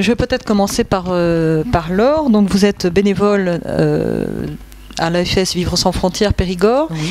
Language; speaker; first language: French; native; French